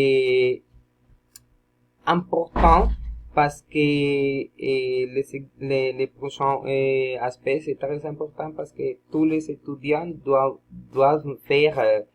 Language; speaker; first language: French; non-native, learner; Spanish